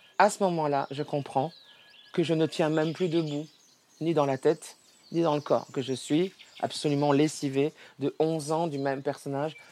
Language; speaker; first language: French; native; French